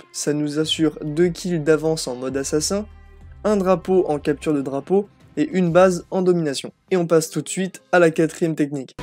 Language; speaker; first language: French; native; French